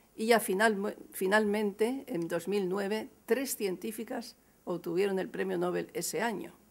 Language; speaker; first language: Spanish; native; Spanish